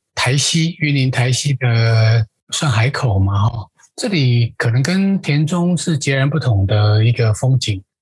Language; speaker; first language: Chinese; native; Chinese